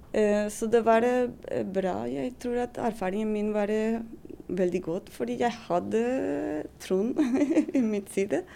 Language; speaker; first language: Norwegian; non-native, fluent; Spanish